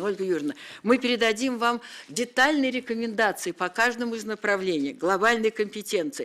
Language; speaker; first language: Russian; native; Russian